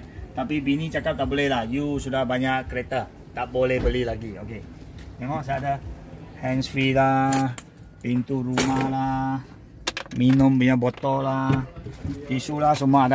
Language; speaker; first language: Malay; non-native, local second language; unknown